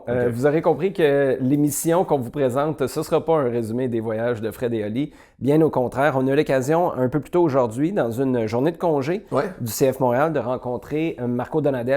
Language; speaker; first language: French; native; French